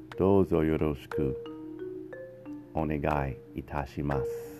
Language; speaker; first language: Japanese; non-native, learner; English